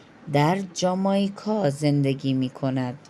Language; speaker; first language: Persian; non-native, fluent; Urdu